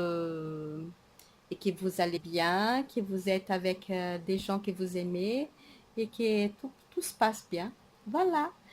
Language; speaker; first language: French; non-native, fluent; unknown